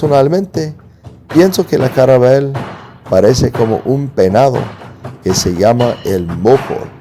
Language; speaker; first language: Spanish; non-native, fluent; English